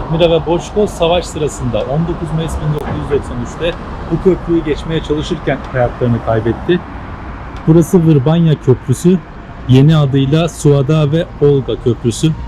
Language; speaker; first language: Turkish; native; Turkish